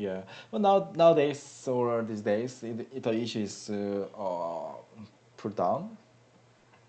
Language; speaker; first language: English; non-native, learner; Korean